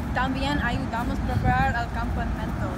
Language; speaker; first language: Spanish; non-native, learner; English